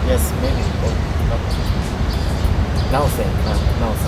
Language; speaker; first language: English; non-native, learner; Japanese